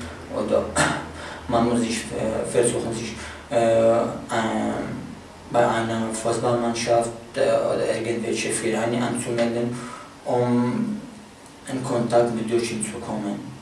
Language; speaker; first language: German; non-native, fluent; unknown